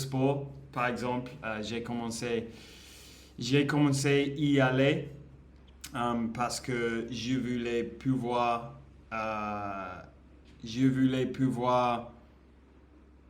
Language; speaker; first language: French; non-native, learner; English